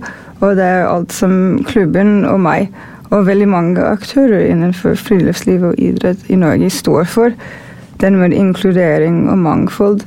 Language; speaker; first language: Norwegian; non-native, fluent; English